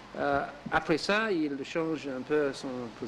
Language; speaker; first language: French; non-native, learner; English